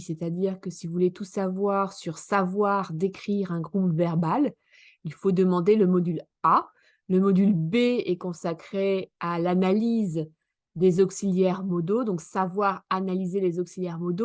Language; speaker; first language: French; native; French